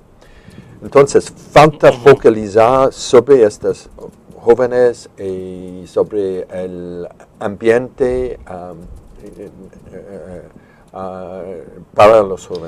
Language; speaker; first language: Spanish; non-native, fluent; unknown